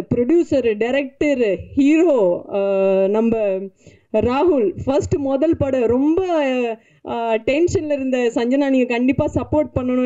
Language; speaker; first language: Tamil; non-native, learner; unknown